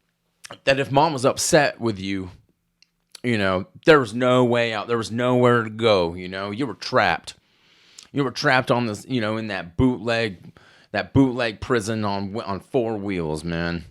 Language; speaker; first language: English; native; English